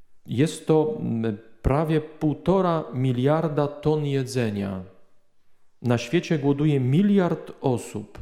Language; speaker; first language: Polish; native; Polish